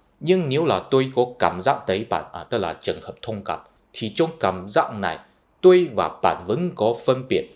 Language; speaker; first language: Vietnamese; non-native, fluent; Chinese